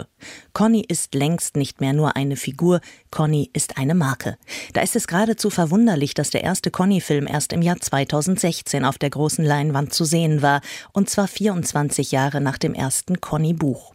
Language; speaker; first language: German; native; German